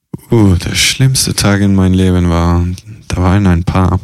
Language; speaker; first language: German; non-native, fluent; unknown